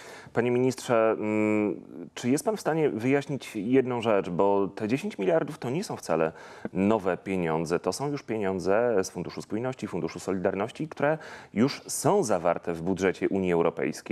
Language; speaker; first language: Polish; native; Polish